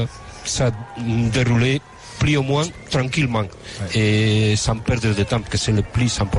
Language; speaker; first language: French; non-native, fluent; Spanish